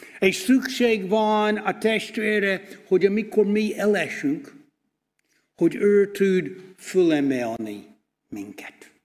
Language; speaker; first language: Hungarian; non-native, fluent; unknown